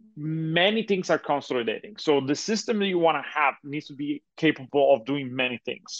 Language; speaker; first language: English; non-native, fluent; Italian